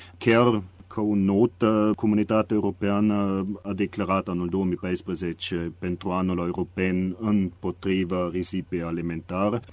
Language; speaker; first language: Romanian; non-native, fluent; German